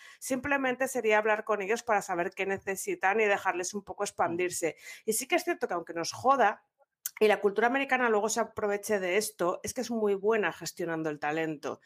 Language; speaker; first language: Spanish; native; Spanish